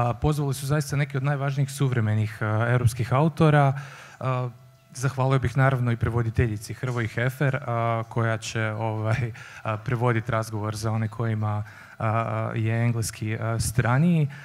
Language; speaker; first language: Croatian; native; Croatian